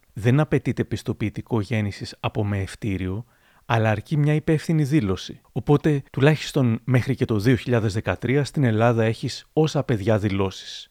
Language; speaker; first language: Greek; native; Greek